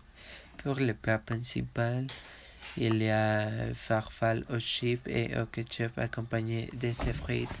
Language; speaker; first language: French; non-native, learner; Spanish